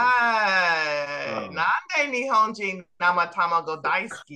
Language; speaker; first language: Japanese; non-native, learner; English